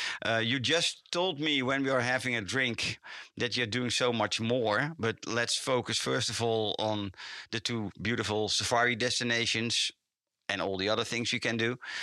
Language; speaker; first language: English; non-native, fluent; Dutch